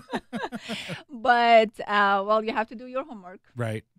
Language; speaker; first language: English; non-native, fluent; Persian